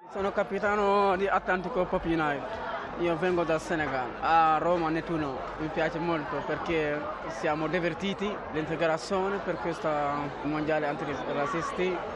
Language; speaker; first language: Italian; non-native, learner; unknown